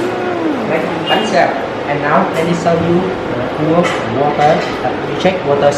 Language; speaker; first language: English; non-native, local second language; Vietnamese